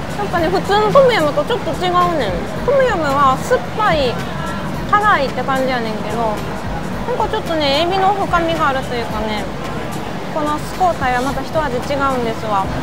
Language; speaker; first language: Japanese; native; Japanese